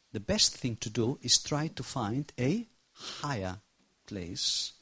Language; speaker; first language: English; non-native, fluent; Spanish